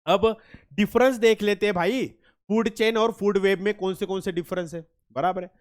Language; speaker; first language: Hindi; non-native, local second language; Marathi